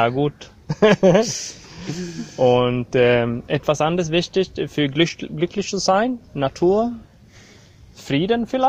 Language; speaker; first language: German; non-native, learner; Swedish